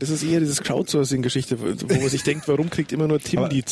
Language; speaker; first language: German; native; German